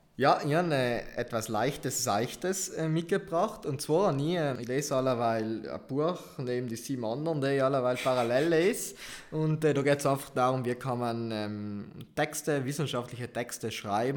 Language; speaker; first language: German; native; German